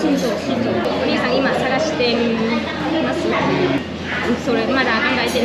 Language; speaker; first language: Japanese; non-native, learner; Vietnamese